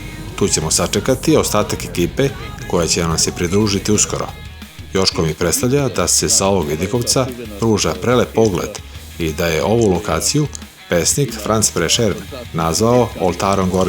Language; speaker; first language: Serbian; native; Serbian